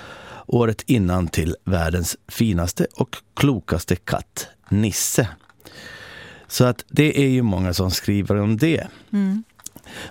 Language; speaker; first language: Swedish; native; Swedish